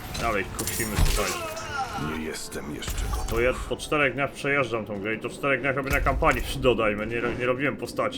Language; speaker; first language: Polish; native; Polish